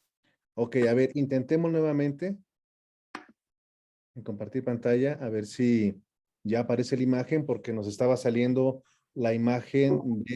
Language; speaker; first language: Spanish; native; Spanish